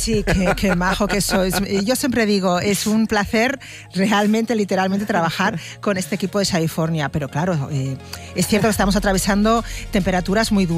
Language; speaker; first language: Spanish; native; Spanish